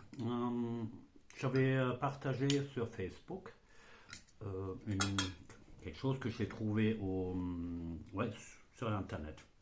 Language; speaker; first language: French; non-native, fluent; German